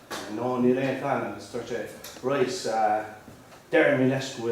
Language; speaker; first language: Irish; non-native, local second language; English